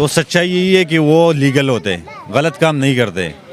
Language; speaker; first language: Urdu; non-native, local second language; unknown